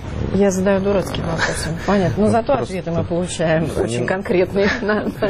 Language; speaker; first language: Russian; native; Russian